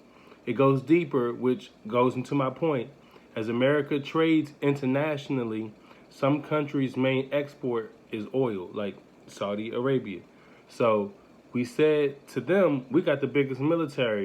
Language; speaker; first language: English; native; English